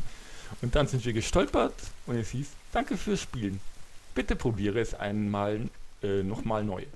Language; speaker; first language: German; native; German